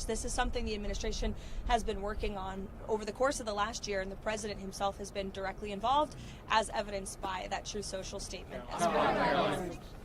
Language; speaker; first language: English; native; English